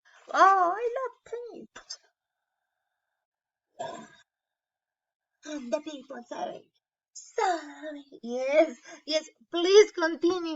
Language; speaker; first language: English; non-native, learner; Spanish